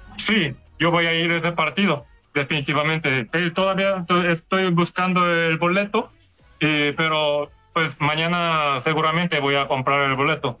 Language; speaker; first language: Spanish; non-native, learner; Korean